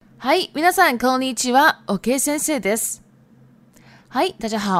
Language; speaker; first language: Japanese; non-native, fluent; Chinese